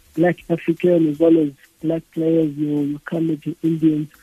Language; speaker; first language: English; non-native, local second language; Xhosa